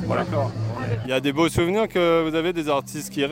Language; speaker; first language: French; native; French